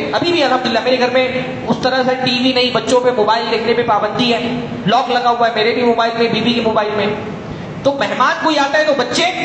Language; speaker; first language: Urdu; native; Urdu